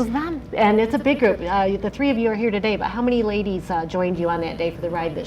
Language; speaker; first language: English; native; English